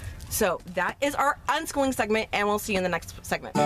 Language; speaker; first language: English; native; English